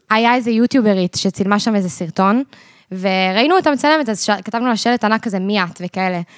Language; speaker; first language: Hebrew; early bilingual, other home language; English